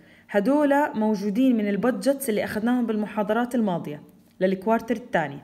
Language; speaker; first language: Arabic; native; Arabic